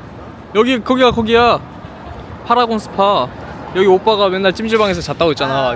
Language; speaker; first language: Korean; native; Korean